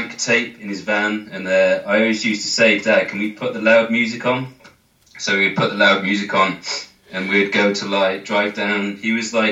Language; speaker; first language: English; native; English